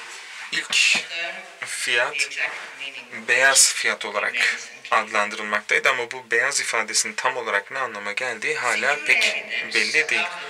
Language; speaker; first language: Turkish; native; Turkish